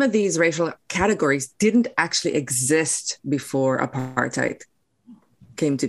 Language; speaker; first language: English; non-native, local second language; Afrikaans